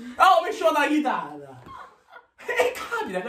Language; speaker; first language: Italian; native; Italian